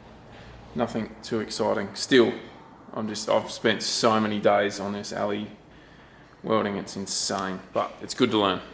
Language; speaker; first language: English; native; English